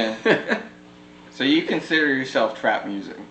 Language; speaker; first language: English; native; English